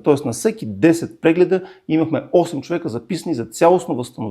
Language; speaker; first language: Bulgarian; native; Bulgarian